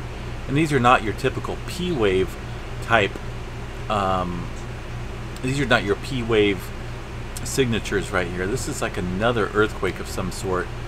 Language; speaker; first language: English; native; English